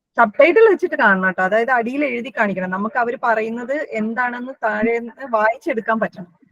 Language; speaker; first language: Malayalam; native; Malayalam